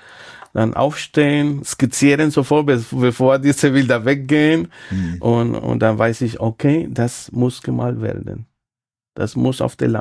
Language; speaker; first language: German; non-native, fluent; Spanish